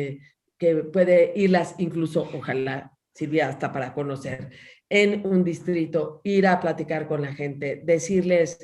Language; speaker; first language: Spanish; native; Spanish